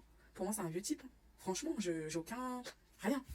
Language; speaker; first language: French; native; French